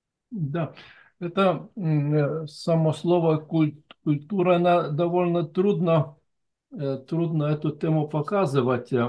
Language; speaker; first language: Russian; non-native, fluent; Lithuanian